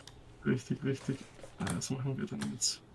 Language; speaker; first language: German; native; German